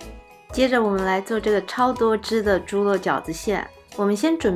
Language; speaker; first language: Chinese; native; Chinese